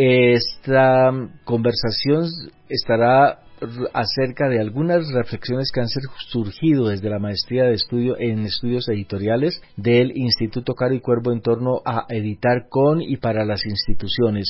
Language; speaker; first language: Spanish; native; Spanish